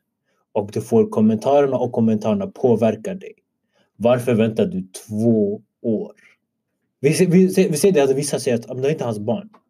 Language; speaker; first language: Swedish; early bilingual, other home language; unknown